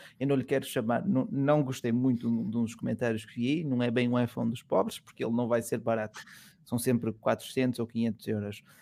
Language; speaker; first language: Portuguese; native; Portuguese